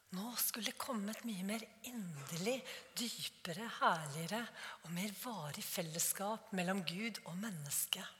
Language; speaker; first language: Norwegian; native; Norwegian